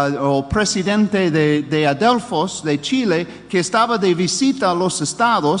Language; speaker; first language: Spanish; non-native, fluent; English